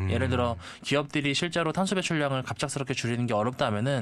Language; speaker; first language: Korean; native; Korean